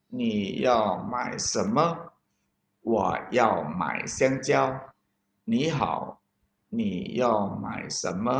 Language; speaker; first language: Chinese; non-native, fluent; Thai